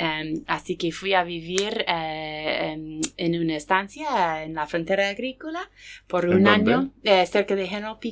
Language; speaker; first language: Spanish; non-native, fluent; English